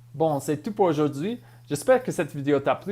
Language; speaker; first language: French; non-native, fluent; English